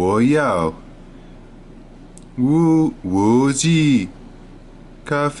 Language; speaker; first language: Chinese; non-native, learner; English